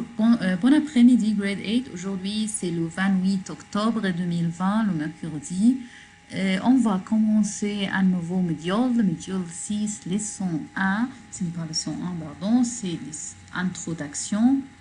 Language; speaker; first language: French; non-native, learner; Arabic